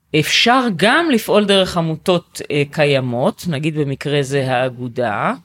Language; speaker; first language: Hebrew; native; Hebrew